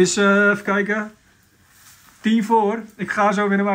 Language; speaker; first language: Dutch; native; Dutch